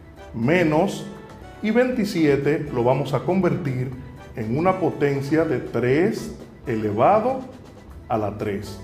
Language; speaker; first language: Spanish; native; Spanish